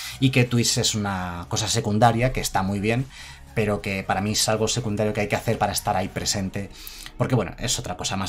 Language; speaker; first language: Spanish; native; Spanish